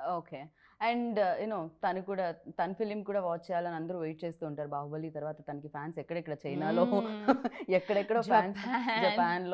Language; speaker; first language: Telugu; native; Telugu